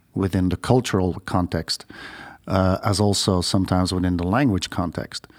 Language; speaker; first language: English; non-native, fluent; Dutch